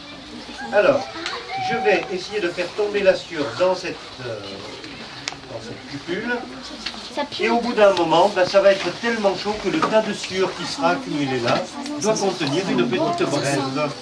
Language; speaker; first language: French; native; French